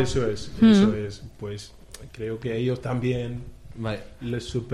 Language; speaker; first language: Spanish; non-native, fluent; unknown